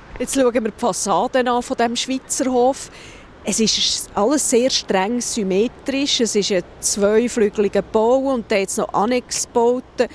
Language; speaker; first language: German; native; German